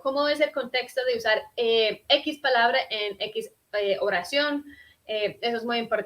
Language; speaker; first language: Spanish; non-native, fluent; English